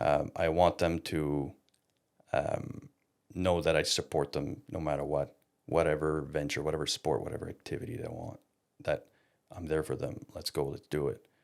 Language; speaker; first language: English; non-native, local second language; French